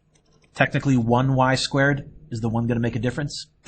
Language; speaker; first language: English; native; English